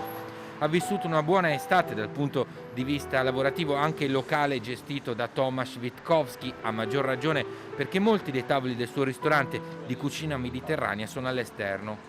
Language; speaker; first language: Italian; native; Italian